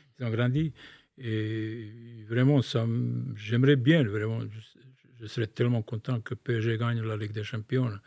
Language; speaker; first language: French; non-native, fluent; Bosnian